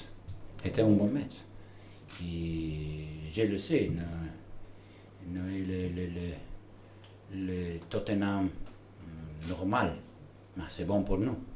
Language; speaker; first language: French; non-native, learner; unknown